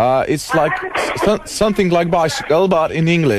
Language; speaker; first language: English; non-native, learner; Lithuanian